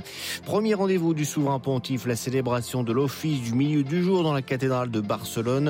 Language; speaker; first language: French; native; French